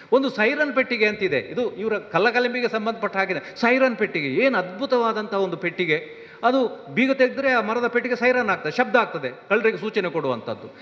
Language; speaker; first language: Kannada; non-native, local second language; Tulu